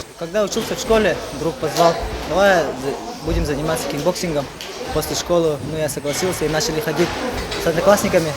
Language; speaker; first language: Russian; non-native, local second language; Yakut